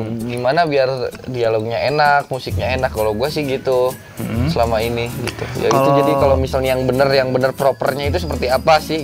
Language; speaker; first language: Indonesian; native; Indonesian